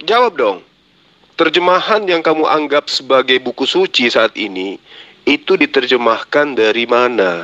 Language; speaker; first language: Indonesian; native; Indonesian